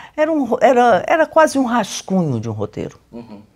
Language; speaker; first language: Portuguese; native; Portuguese